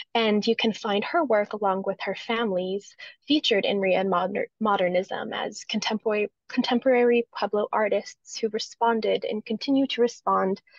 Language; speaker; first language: English; native; English